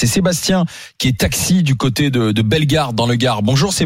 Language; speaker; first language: French; native; French